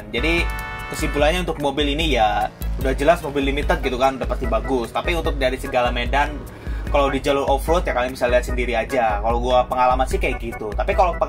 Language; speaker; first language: Indonesian; native; Indonesian